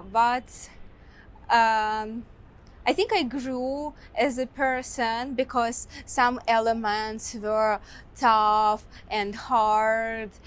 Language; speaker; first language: English; non-native, fluent; Russian